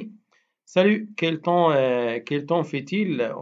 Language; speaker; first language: French; non-native, fluent; Arabic